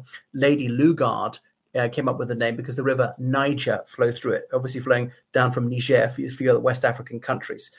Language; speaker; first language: English; native; English